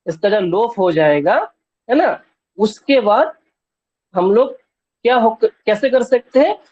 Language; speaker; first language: Hindi; non-native, local second language; Bangla